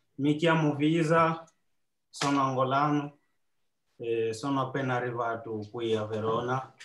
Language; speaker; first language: Italian; non-native, fluent; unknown